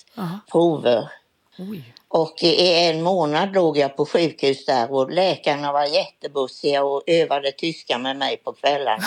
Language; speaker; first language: Swedish; native; Swedish